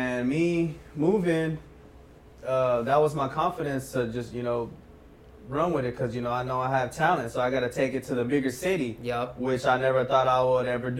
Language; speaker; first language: English; native; English